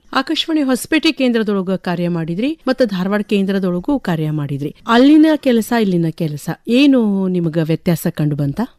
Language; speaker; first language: Kannada; native; Kannada